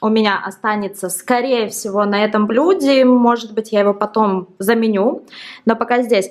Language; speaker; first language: Russian; native; Russian